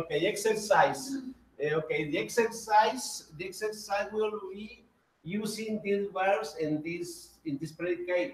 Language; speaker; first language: English; non-native, learner; Spanish